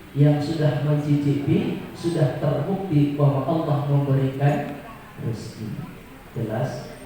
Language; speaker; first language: Indonesian; non-native, local second language; Minangkabau